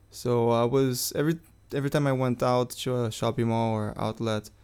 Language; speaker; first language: English; non-native, fluent; Portuguese